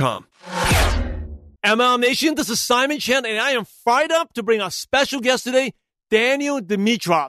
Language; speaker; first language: English; native; English